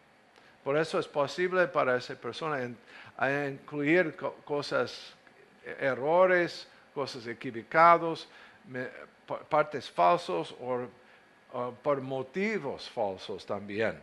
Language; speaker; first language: Spanish; non-native, fluent; English